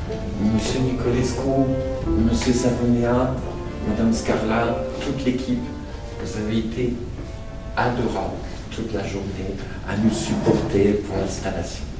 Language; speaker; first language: French; native; French